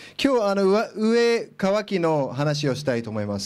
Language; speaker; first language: Japanese; non-native, fluent; English